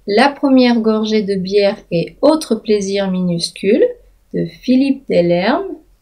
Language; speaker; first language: French; native; French